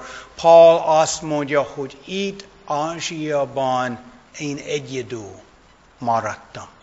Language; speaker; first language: Hungarian; non-native, fluent; English